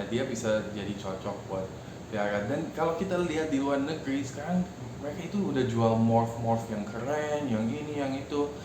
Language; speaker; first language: Indonesian; non-native, fluent; English